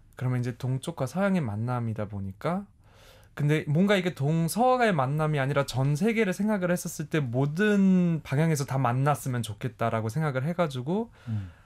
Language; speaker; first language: Korean; early bilingual, heritage; German